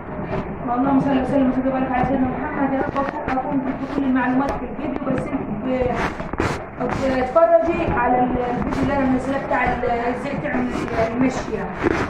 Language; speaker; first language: Arabic; native; Arabic